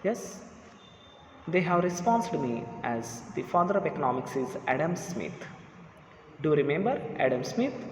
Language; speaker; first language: English; non-native, local second language; Kannada